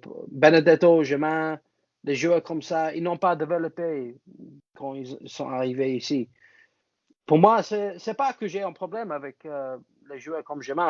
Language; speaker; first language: French; non-native, fluent; English